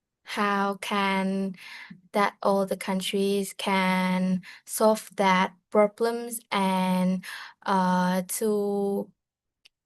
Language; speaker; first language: English; non-native, learner; Vietnamese